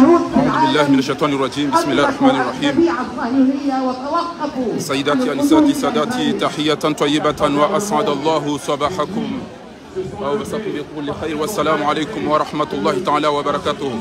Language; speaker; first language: Arabic; non-native, local second language; Comorian